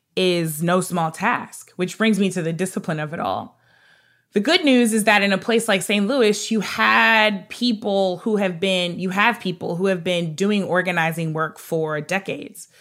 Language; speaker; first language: English; native; English